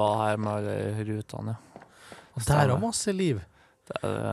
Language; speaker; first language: Norwegian; native; Norwegian